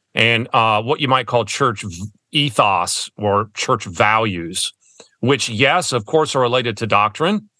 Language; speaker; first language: English; early bilingual, other home language; German